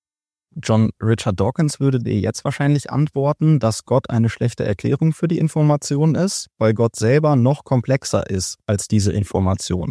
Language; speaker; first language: German; native; German